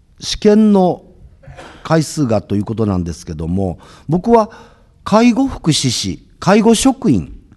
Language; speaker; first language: Japanese; native; Japanese